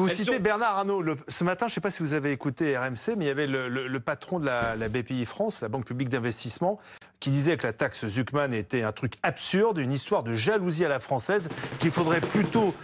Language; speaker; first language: French; native; French